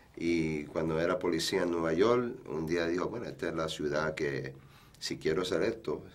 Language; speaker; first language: Spanish; early bilingual, heritage; Spanish